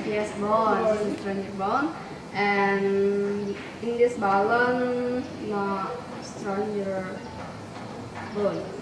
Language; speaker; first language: English; non-native, learner; Indonesian